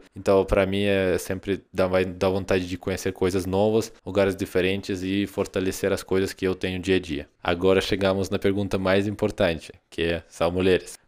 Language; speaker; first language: Portuguese; non-native, fluent; Russian